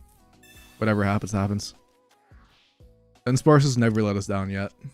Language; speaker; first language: English; native; English